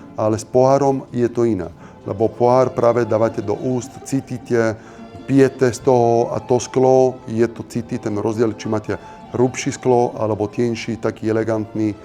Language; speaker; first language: Slovak; non-native, fluent; Italian